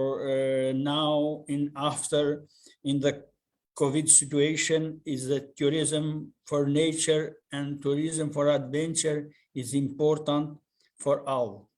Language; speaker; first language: English; non-native, learner; Albanian